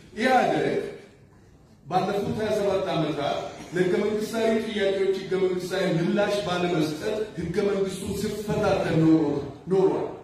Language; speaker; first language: Amharic; non-native, local second language; Wolaytta